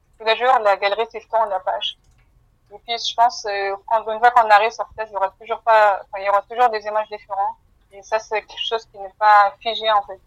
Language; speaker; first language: French; non-native, fluent; Mongolian